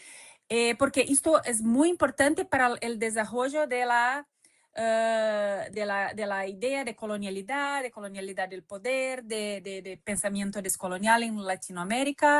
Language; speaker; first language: Spanish; non-native, fluent; Portuguese